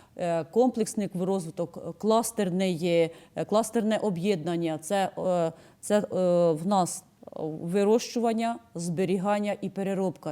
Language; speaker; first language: Ukrainian; native; Ukrainian